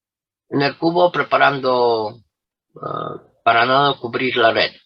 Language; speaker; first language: Spanish; non-native, fluent; Romanian